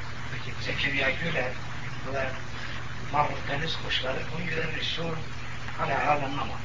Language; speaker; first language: Arabic; non-native, fluent; Turkish